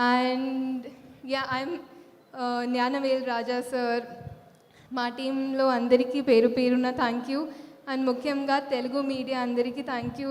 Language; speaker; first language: Telugu; non-native, fluent; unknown